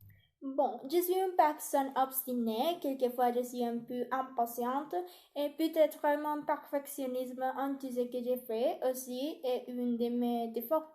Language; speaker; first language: French; non-native, learner; Spanish